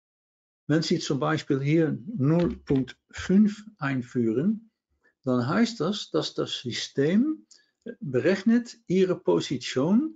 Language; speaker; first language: German; non-native, fluent; Dutch